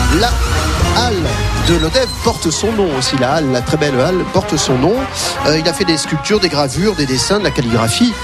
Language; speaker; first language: French; native; French